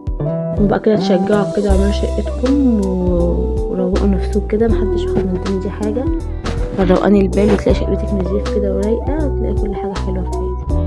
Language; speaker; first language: Arabic; native; Arabic